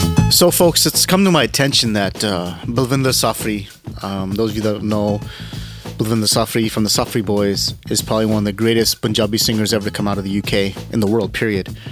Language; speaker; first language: English; early bilingual, other home language; Punjabi